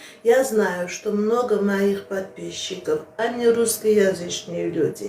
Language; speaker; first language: Russian; non-native, fluent; Armenian